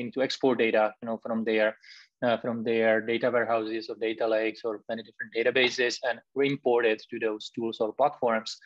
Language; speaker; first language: English; non-native, fluent; Czech